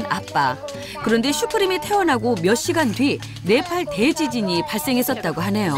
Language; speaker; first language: Korean; native; Korean